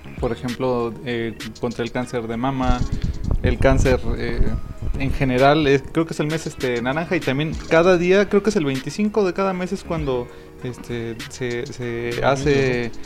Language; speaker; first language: Spanish; native; Spanish